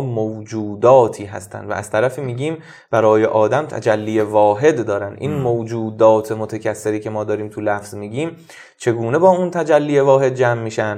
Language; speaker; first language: Persian; native; Persian